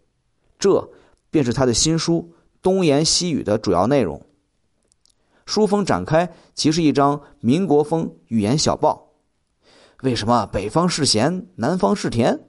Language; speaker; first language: Chinese; native; Chinese